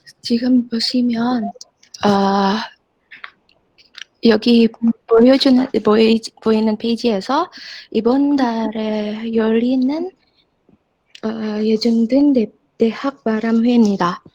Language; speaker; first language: Korean; non-native, fluent; Indonesian